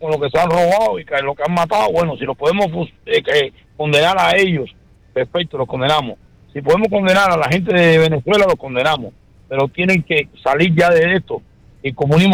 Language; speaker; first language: Spanish; early bilingual, heritage; Spanish